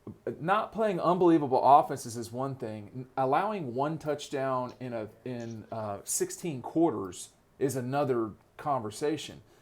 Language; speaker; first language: English; native; English